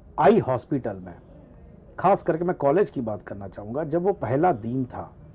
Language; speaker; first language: Hindi; non-native, local second language; Gujarati